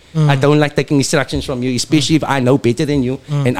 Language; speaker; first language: English; native; English